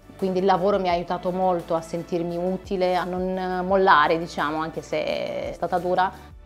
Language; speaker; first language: Italian; non-native, fluent; Romanian